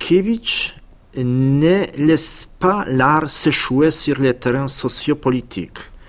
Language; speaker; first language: French; non-native, fluent; Polish